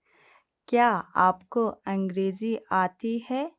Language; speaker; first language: Hindi; non-native, fluent; Persian